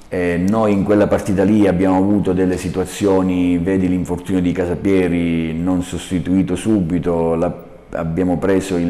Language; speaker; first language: Italian; native; Italian